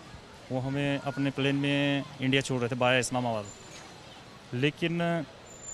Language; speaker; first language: Hindi; native; Hindi